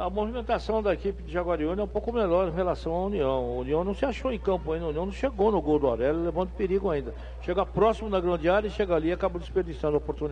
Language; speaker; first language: Portuguese; native; Portuguese